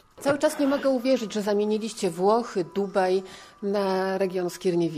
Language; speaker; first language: Polish; native; Polish